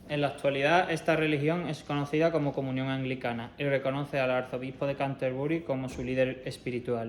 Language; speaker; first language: Spanish; native; Spanish